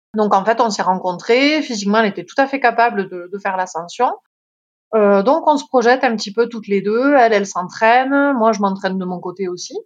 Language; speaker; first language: French; native; French